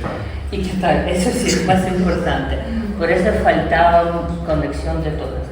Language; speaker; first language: Spanish; non-native, learner; Ukrainian